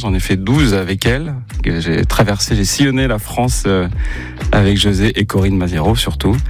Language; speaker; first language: French; native; French